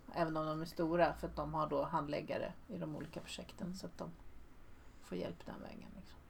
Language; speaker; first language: Swedish; native; Swedish